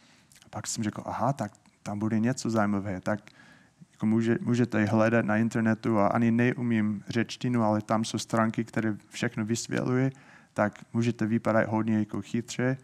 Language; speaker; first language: Czech; non-native, fluent; English